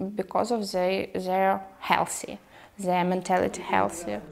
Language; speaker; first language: English; non-native, learner; Ukrainian